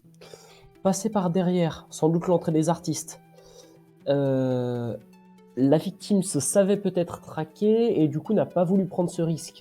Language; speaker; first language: French; native; French